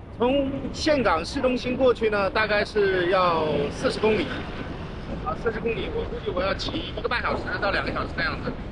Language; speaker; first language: Chinese; native; Chinese